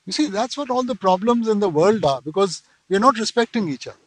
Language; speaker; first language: English; non-native, local second language; Punjabi